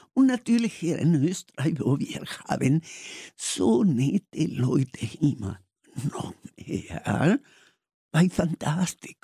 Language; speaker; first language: German; non-native, learner; Spanish